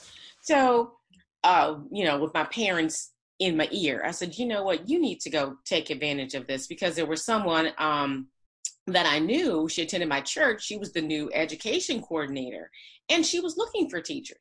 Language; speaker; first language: English; native; English